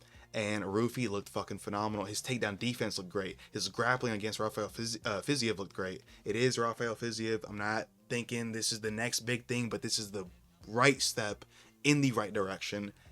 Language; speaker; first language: English; native; English